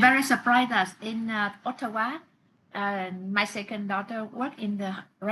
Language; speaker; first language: English; non-native, learner; Vietnamese